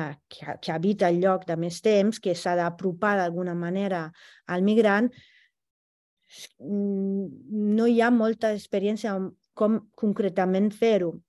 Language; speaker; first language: Catalan; non-native, fluent; Italian